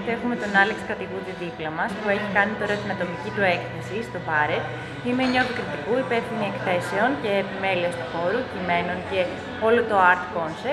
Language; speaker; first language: Greek; native; Greek